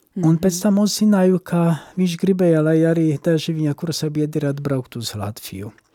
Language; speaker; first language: Latvian; non-native, fluent; Polish